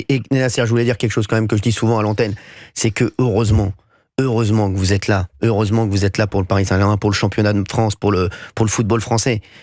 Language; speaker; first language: French; native; French